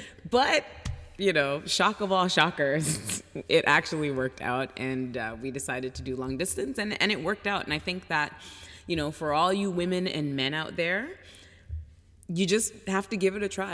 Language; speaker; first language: English; native; English